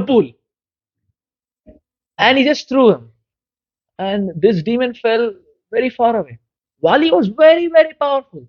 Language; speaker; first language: English; non-native, local second language; Hindi